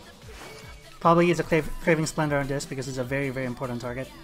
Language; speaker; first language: English; native; English